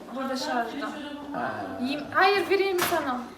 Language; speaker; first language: Turkish; non-native, fluent; Arabic